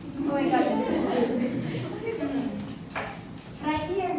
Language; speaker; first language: English; non-native, fluent; Indonesian